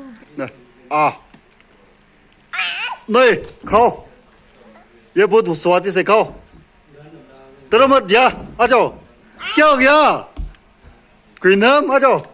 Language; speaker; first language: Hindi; non-native, local second language; Tangkhul Naga (India)